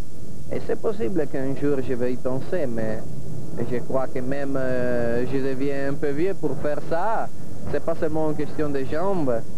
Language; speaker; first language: French; non-native, fluent; Italian